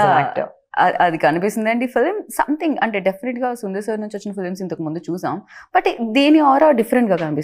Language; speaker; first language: Telugu; native; Telugu